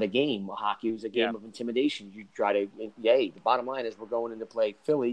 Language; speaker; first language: English; native; English